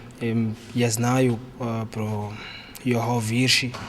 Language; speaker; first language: Ukrainian; non-native, learner; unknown